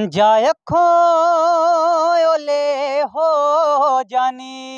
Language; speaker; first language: Hindi; native; Hindi